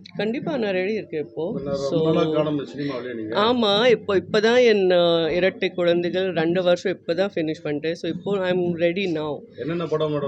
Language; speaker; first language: Tamil; non-native, learner; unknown